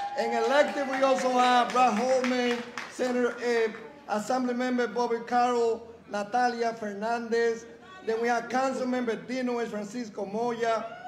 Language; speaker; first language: English; non-native, fluent; Spanish